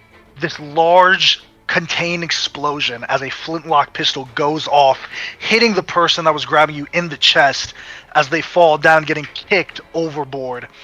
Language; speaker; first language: English; native; English